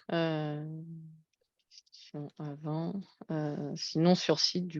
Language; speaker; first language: French; native; French